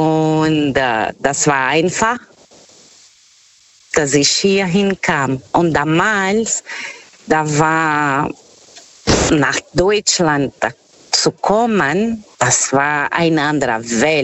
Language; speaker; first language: German; non-native, fluent; Portuguese